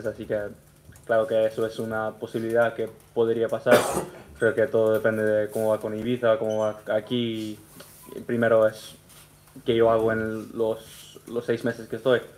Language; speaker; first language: Spanish; early bilingual, heritage; English